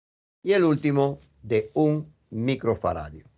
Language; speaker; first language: Spanish; native; Spanish